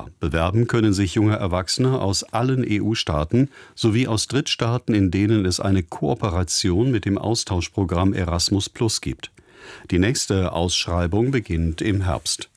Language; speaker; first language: German; native; German